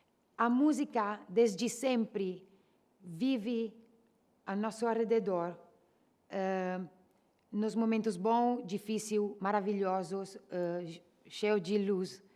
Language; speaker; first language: Portuguese; non-native, fluent; Italian